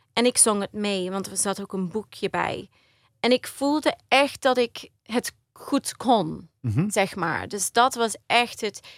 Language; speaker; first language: Dutch; early bilingual, heritage; Dutch